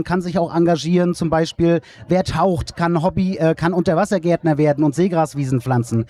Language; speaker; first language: German; native; German